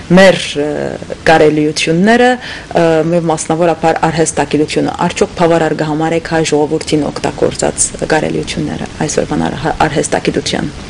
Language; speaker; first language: Armenian; native; Armenian